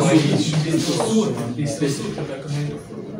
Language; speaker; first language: Romanian; non-native, local second language; Russian